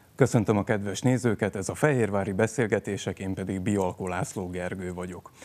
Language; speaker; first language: Hungarian; native; Hungarian